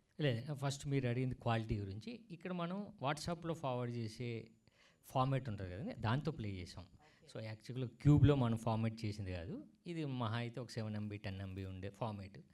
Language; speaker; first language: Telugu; native; Telugu